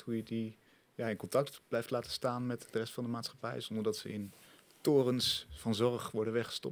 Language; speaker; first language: Dutch; native; Dutch